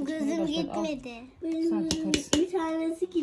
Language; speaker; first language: Turkish; early bilingual, heritage; Turkish